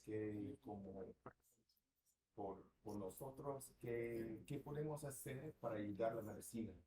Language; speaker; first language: Spanish; non-native, learner; English